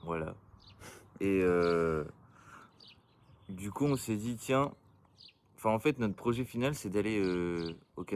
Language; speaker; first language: French; native; French